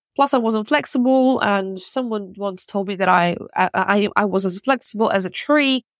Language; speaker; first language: English; non-native, fluent; Russian